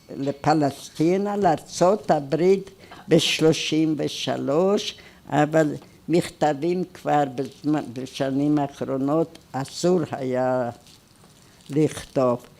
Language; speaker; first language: Hebrew; non-native, fluent; Hungarian